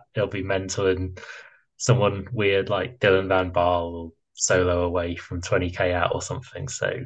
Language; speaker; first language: English; native; English